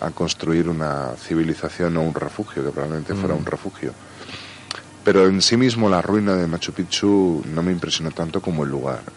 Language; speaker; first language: Spanish; native; Spanish